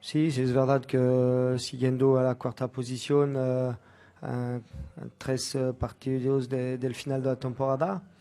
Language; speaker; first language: Spanish; non-native, fluent; French